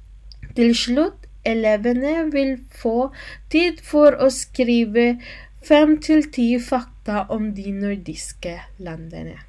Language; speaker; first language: Norwegian; non-native, learner; Filipino